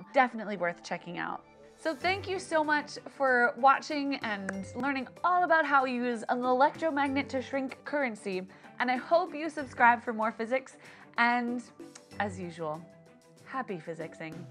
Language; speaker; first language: English; native; English